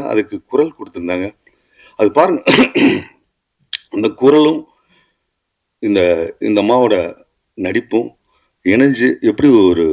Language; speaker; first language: Tamil; native; Tamil